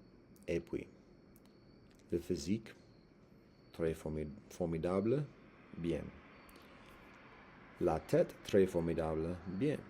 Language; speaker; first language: French; non-native, learner; English